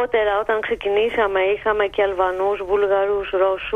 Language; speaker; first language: Greek; native; Greek